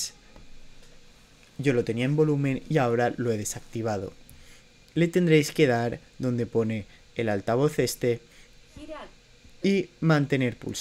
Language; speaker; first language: Spanish; native; Spanish